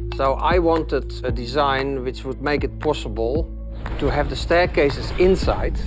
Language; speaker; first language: English; non-native, fluent; Dutch